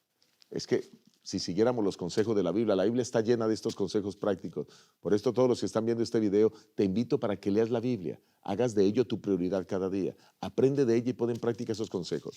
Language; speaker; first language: Spanish; native; Spanish